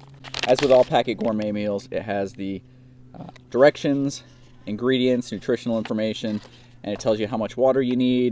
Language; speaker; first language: English; native; English